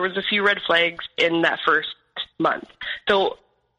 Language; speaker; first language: English; native; English